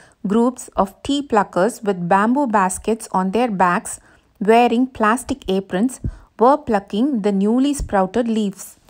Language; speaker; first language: English; non-native, local second language; Tamil